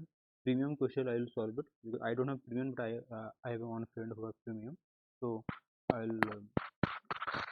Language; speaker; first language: English; non-native, local second language; Hindi